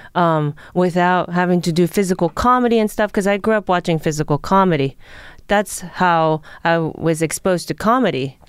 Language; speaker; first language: English; early bilingual, other home language; Japanese